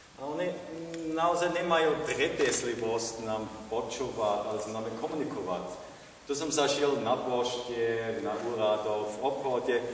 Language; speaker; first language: Slovak; non-native, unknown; German